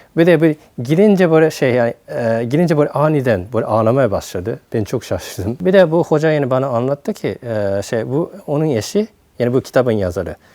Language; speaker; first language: Turkish; non-native, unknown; Japanese